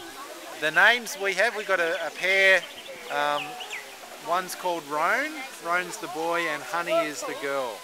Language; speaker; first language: English; native; English